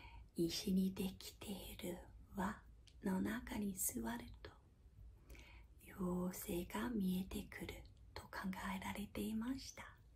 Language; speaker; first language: Japanese; non-native, fluent; English